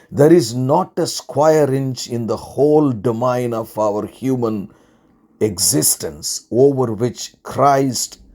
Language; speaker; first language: English; non-native, local second language; Tamil